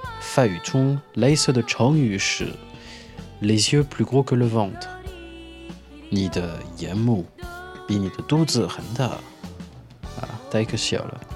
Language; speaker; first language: Chinese; non-native, fluent; French